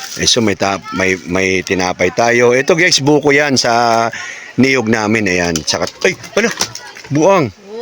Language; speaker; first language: Filipino; non-native, local second language; Cebuano